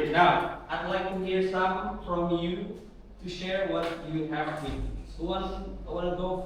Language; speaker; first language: English; non-native, fluent; Indonesian